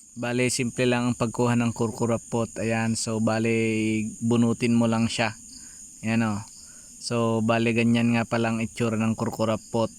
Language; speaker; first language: Filipino; non-native, local second language; Iloko